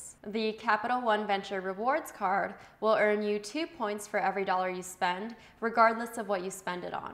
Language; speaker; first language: English; native; English